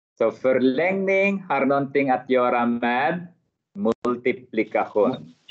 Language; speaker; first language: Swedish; non-native, fluent; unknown